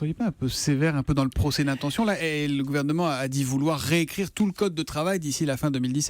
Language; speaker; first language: French; native; French